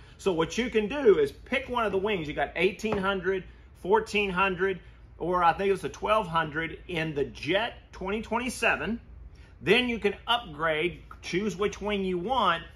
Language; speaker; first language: English; native; English